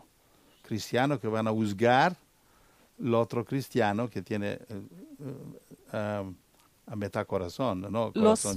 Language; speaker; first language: Spanish; non-native, learner; Italian